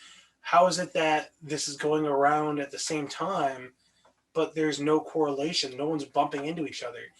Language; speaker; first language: English; native; English